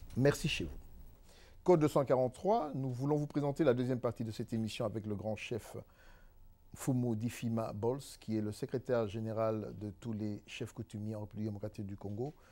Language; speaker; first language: French; non-native, local second language; Lingala